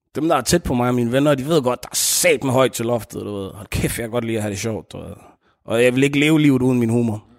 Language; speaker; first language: Danish; early bilingual, other home language; Arabic